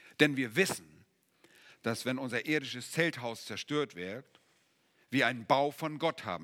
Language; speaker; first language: German; native; German